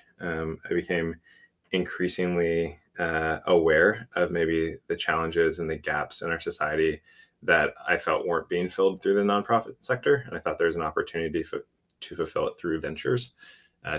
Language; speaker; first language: English; native; English